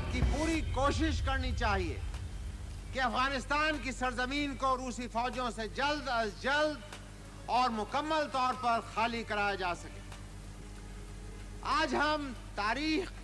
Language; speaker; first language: Urdu; non-native, local second language; Punjabi